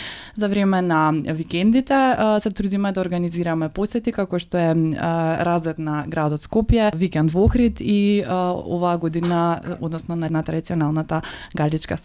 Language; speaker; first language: Macedonian; native; Macedonian